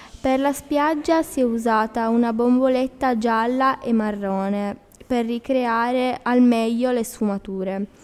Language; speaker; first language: Italian; native; Italian